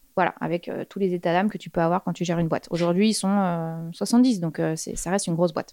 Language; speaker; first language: French; native; French